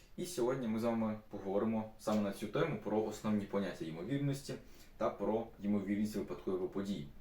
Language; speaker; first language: Ukrainian; non-native, local second language; Russian